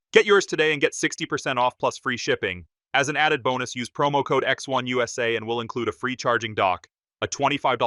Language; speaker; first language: English; native; English